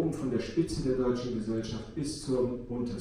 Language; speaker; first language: German; native; German